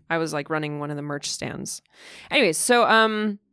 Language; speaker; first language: English; early bilingual, other home language; Russian